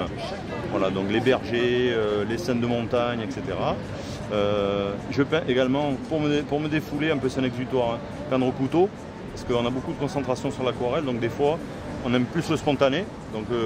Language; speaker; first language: French; native; French